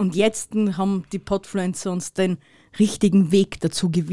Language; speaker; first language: German; native; German